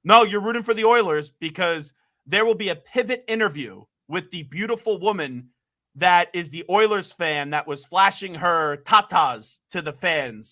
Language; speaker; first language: English; native; English